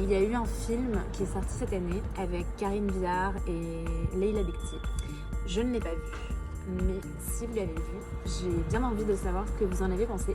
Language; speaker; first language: French; native; French